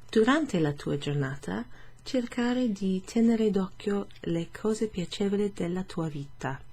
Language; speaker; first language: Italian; non-native, fluent; English